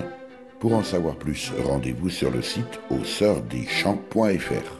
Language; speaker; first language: French; native; French